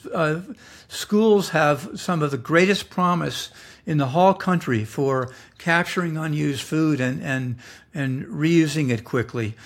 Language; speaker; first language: English; native; English